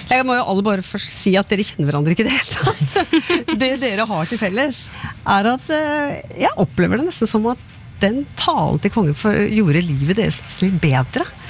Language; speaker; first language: Norwegian; native; Norwegian